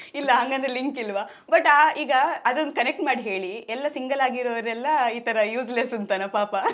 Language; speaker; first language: Kannada; native; Kannada